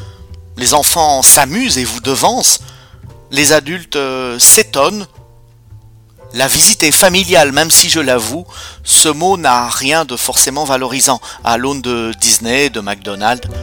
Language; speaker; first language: French; native; French